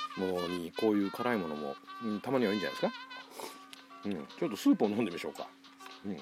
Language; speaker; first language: Japanese; native; Japanese